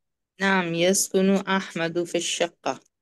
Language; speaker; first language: Arabic; non-native, learner; Urdu